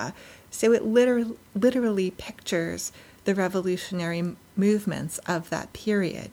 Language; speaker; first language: English; native; English